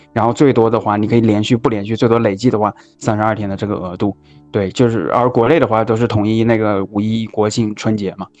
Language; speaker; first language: Chinese; native; Chinese